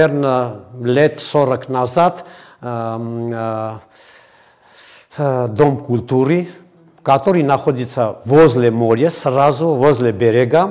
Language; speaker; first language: Russian; non-native, fluent; Armenian